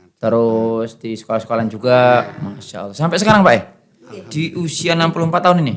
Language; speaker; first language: Indonesian; native; Indonesian